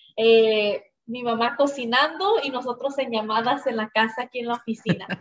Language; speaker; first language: Spanish; early bilingual, heritage; Spanish